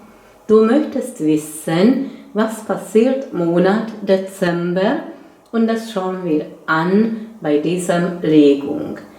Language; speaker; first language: German; non-native, fluent; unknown